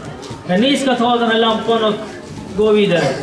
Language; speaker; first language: Swedish; non-native, learner; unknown